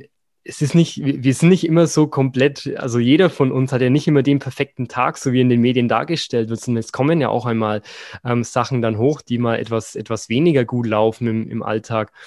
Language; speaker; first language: German; native; German